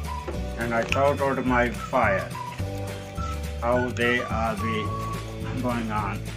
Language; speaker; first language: English; non-native, learner; Punjabi